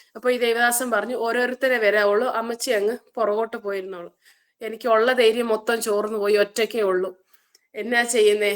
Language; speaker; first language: Malayalam; early bilingual, heritage; Malayalam